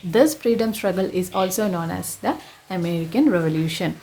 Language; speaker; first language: English; non-native, local second language; Malayalam